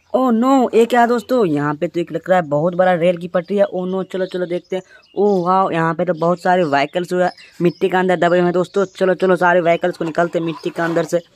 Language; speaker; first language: Hindi; native; Hindi